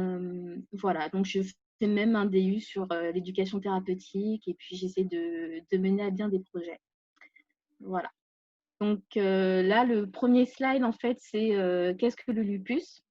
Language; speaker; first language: French; native; French